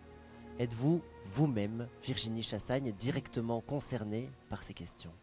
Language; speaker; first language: French; native; French